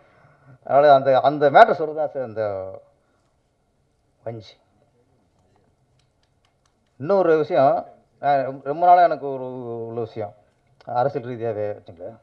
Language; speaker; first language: Tamil; native; Tamil